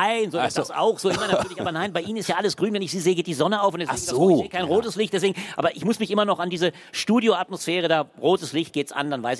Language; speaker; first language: German; native; German